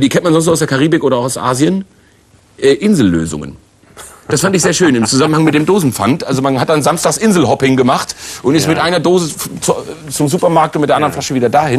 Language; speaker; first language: German; native; German